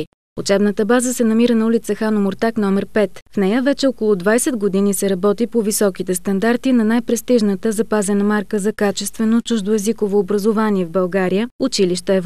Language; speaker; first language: Bulgarian; native; Bulgarian